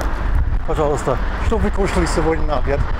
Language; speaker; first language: Russian; non-native, learner; English